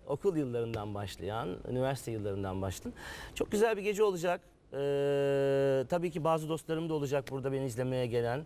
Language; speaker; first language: Turkish; native; Turkish